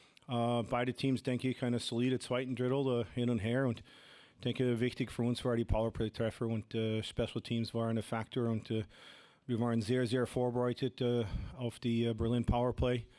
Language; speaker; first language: German; non-native, fluent; English